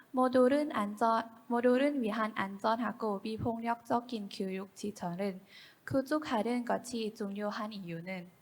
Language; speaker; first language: Korean; non-native, learner; Thai